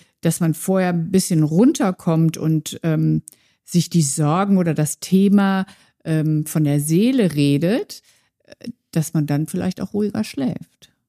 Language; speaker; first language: German; native; German